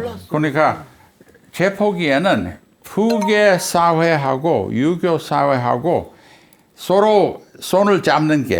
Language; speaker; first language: Korean; non-native, fluent; English